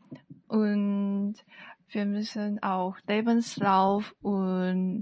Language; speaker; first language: German; non-native, learner; Chinese